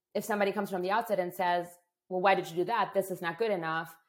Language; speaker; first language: English; non-native, fluent; German